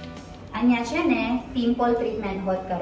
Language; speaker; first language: Gujarati; non-native, learner; Filipino